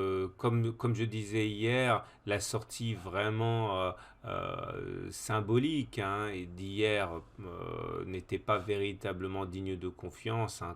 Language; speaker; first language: French; native; French